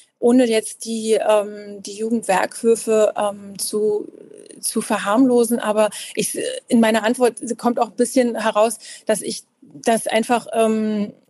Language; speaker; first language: German; native; German